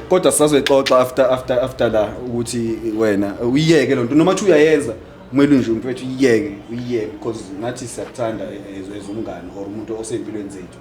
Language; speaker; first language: Zulu; native; Zulu